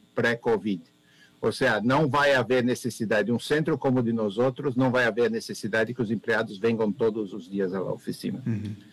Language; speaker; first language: Spanish; non-native, learner; Portuguese